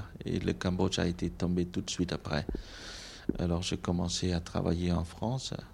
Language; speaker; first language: French; non-native, local second language; Khmer